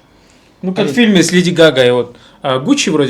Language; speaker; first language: Russian; native; Russian